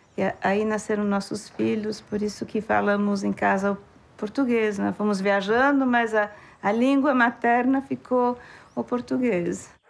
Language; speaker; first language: Portuguese; non-native, fluent; Spanish